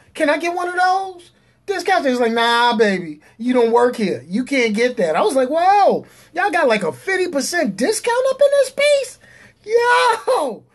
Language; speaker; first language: English; native; English